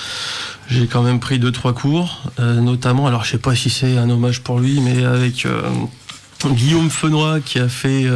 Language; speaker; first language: French; native; French